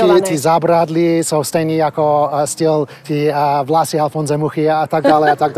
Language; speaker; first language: Czech; early bilingual, heritage; Czech